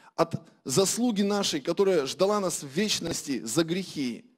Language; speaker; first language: Russian; native; Russian